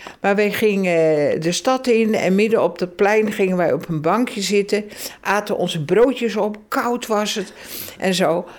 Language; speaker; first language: Dutch; native; Dutch